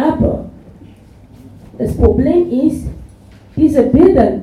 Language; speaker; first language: German; non-native, fluent; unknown